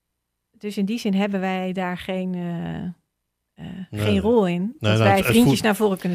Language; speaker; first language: Dutch; native; Dutch